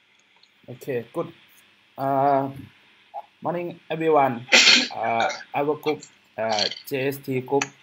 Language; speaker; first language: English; non-native, learner; Thai